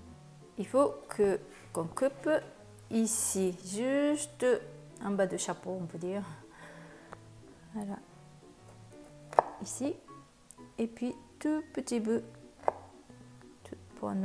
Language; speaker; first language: French; non-native, fluent; Japanese